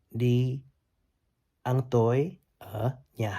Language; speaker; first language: Vietnamese; early bilingual, heritage; Vietnamese